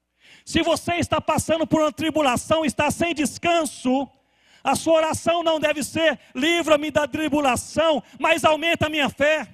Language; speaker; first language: Portuguese; native; Portuguese